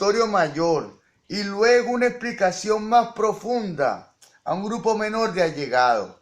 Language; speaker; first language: Spanish; native; Spanish